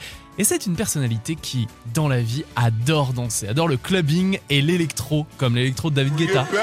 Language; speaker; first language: French; native; French